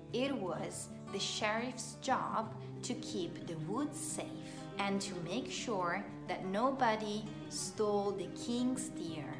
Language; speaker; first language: English; non-native, fluent; Italian